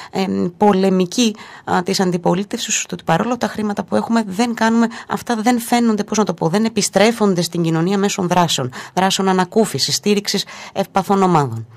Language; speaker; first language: Greek; native; Greek